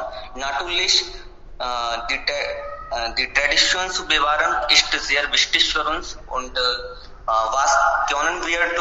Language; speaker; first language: German; non-native, learner; Hindi